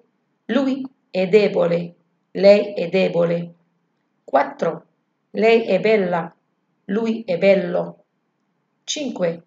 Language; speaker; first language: Italian; non-native, learner; Arabic